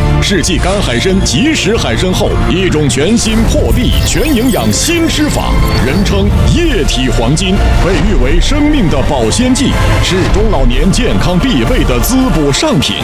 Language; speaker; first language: Chinese; native; Chinese